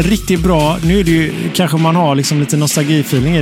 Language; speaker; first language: Swedish; native; Swedish